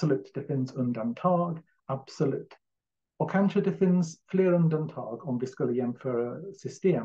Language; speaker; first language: Swedish; non-native, fluent; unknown